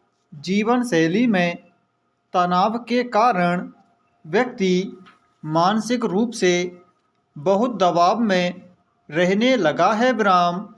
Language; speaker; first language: Hindi; native; Hindi